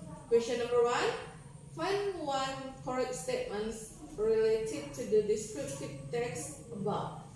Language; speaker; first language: English; non-native, learner; Indonesian